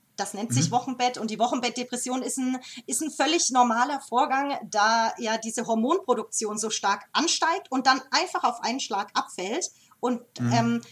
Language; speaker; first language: German; native; German